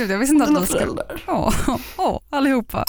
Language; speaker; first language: Swedish; native; Swedish